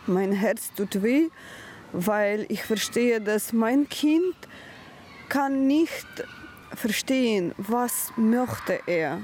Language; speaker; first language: German; non-native, learner; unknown